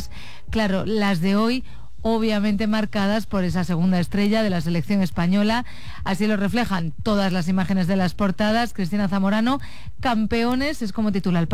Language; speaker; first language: Spanish; native; Spanish